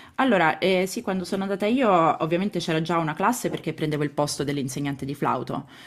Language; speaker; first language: Italian; native; Italian